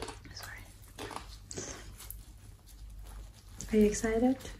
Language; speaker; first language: English; non-native, fluent; Nepali